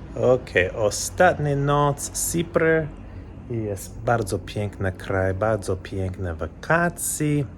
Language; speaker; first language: Polish; non-native, learner; English